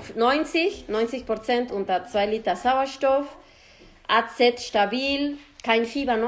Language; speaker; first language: German; non-native, fluent; Spanish